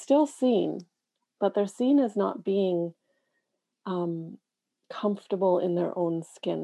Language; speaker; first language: English; native; English